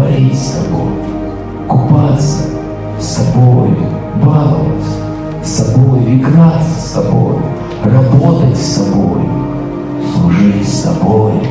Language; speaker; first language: Russian; native; Russian